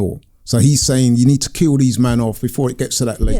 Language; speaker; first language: English; native; English